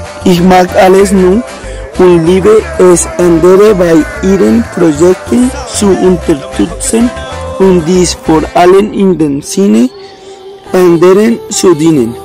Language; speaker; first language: German; non-native, learner; Spanish